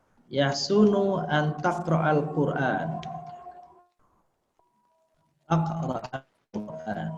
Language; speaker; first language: Arabic; non-native, fluent; Indonesian